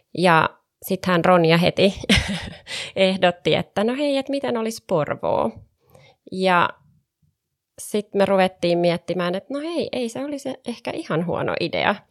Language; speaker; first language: Finnish; non-native, local second language; Swedish